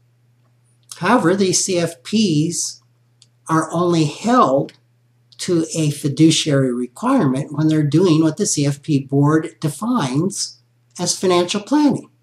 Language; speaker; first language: English; native; English